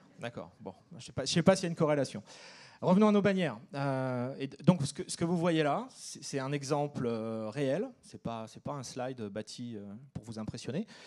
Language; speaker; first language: French; native; French